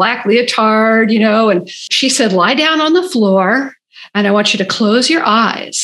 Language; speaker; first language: English; native; English